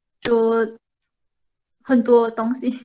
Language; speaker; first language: Chinese; non-native, learner; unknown